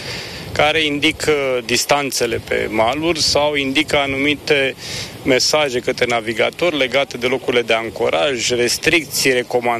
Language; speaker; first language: Romanian; native; Romanian